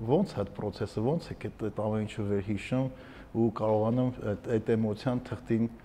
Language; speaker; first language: Armenian; native; Armenian